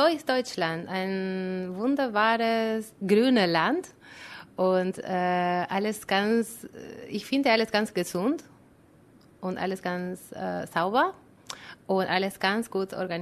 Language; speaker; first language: German; non-native, fluent; Spanish